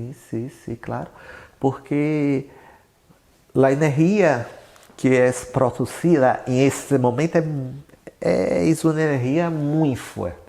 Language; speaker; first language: Spanish; non-native, learner; Portuguese